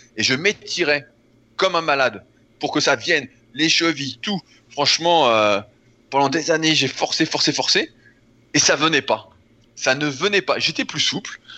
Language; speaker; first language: French; native; French